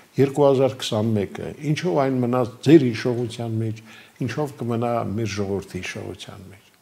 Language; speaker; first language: Armenian; native; Armenian